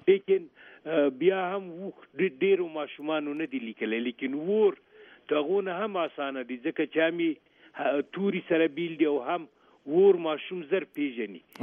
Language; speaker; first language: Pashto; native; Pashto